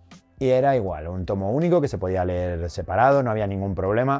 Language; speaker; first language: Spanish; native; Spanish